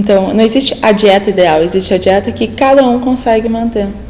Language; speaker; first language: Portuguese; native; Portuguese